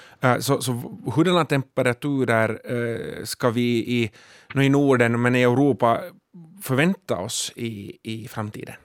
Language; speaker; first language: Swedish; native; Swedish